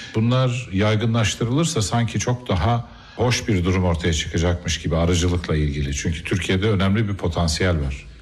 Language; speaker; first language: Turkish; native; Turkish